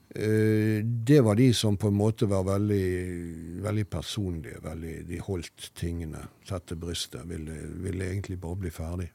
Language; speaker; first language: Norwegian; native; Norwegian